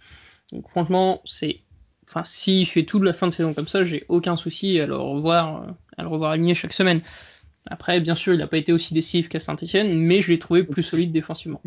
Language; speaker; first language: French; native; French